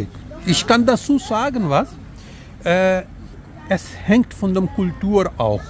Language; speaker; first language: German; non-native, learner; Urdu